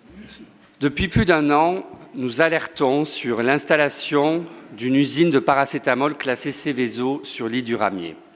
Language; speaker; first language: French; native; French